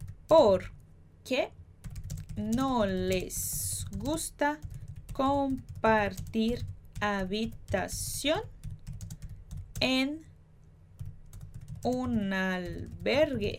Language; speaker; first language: Spanish; non-native, fluent; Portuguese